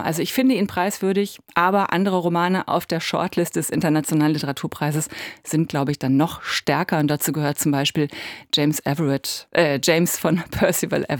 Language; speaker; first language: German; native; German